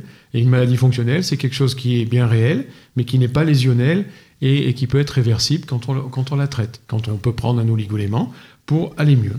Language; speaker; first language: French; native; French